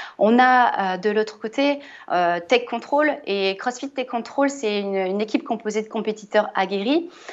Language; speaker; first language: French; native; French